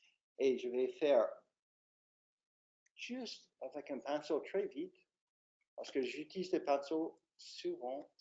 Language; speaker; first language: French; non-native, fluent; English